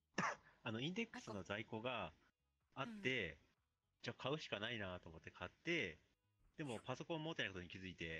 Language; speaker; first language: Japanese; native; Japanese